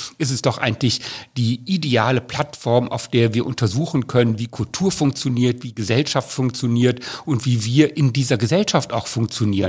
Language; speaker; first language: German; native; German